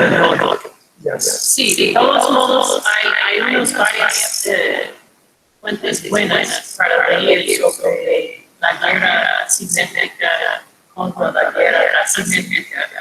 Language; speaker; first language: Spanish; non-native, fluent; English